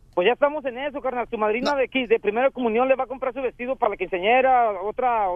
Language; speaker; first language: Spanish; native; Spanish